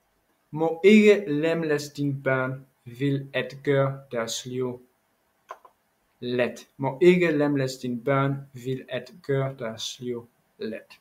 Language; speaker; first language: Danish; non-native, learner; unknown